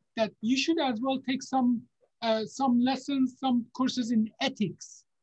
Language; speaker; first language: English; non-native, fluent; Persian